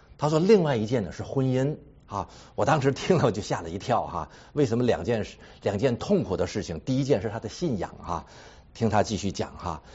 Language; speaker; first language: Chinese; native; Chinese